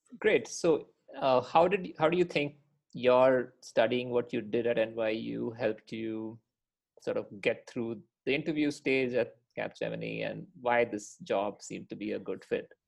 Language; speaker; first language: English; non-native, local second language; Hindi